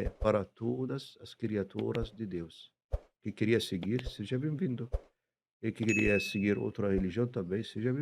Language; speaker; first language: Portuguese; non-native, fluent; Arabic